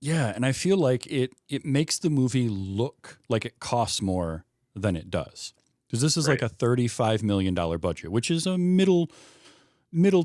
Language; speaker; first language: English; native; English